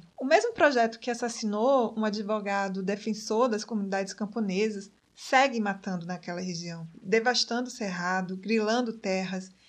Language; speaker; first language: Portuguese; native; Portuguese